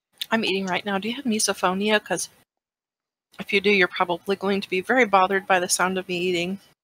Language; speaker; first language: English; native; English